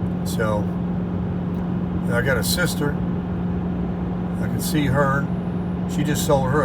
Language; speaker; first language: English; native; English